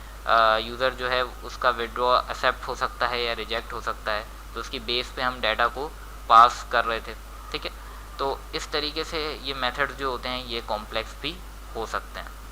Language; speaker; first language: Hindi; native; Hindi